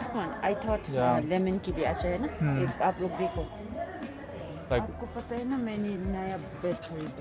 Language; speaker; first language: Hindi; non-native, learner; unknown